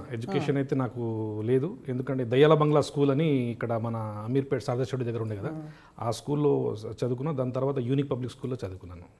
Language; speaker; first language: Telugu; non-native, local second language; Urdu